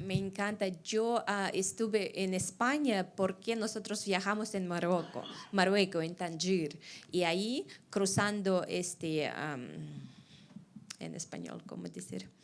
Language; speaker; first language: Spanish; non-native, fluent; Russian